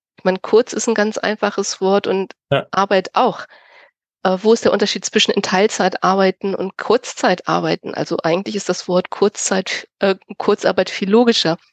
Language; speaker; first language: German; native; German